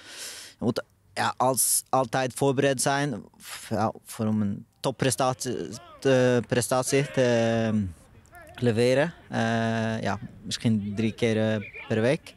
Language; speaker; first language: Dutch; non-native, fluent; Norwegian